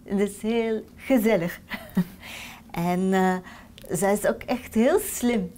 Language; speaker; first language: Dutch; non-native, learner; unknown